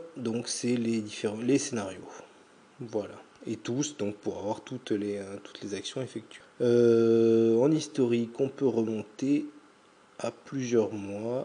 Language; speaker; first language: French; native; French